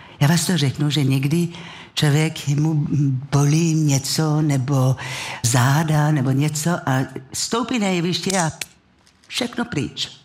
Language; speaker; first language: Czech; non-native, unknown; French